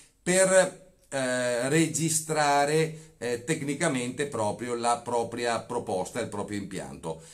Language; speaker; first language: Italian; native; Italian